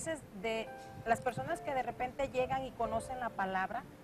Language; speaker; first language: Spanish; native; Spanish